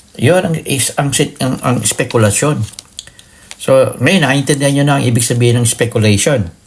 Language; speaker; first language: Filipino; native; Filipino